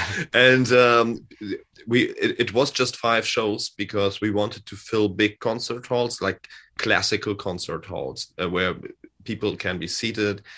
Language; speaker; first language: English; non-native, fluent; German